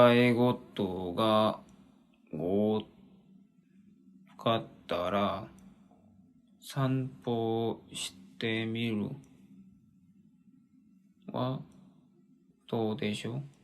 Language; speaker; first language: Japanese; non-native, learner; Korean